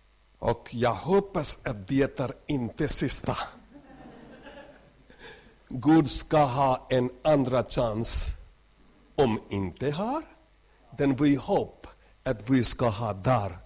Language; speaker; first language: Swedish; non-native, learner; Urdu